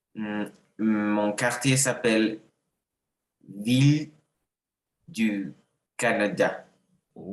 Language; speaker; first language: French; non-native, learner; Spanish